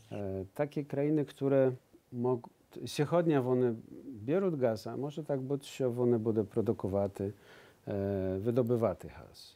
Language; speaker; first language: Ukrainian; non-native, learner; Polish